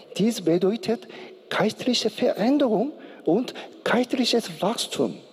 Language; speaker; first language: German; non-native, learner; Korean